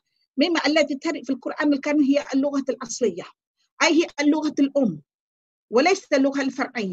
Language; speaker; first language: Arabic; non-native, fluent; Malay